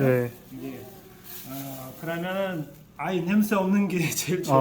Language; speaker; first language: Korean; non-native, fluent; Russian